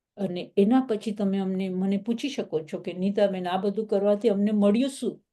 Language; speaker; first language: Gujarati; early bilingual, heritage; Gujarati